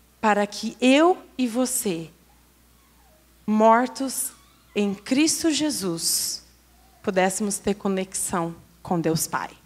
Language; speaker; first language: Portuguese; native; Portuguese